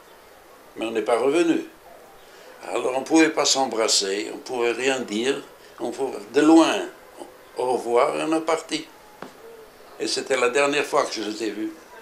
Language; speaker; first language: French; early bilingual, other home language; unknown